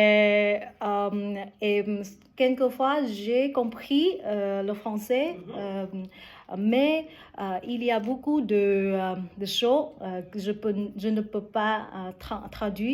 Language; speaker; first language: French; non-native, learner; Vietnamese